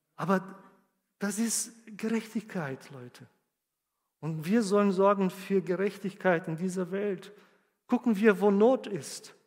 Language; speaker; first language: German; non-native, fluent; Portuguese